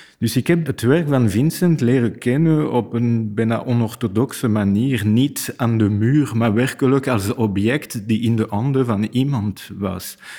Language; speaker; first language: Dutch; non-native, fluent; French